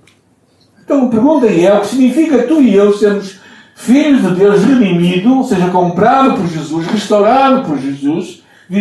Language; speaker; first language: Portuguese; native; Portuguese